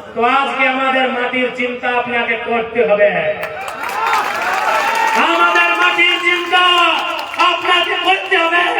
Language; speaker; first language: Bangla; non-native, local second language; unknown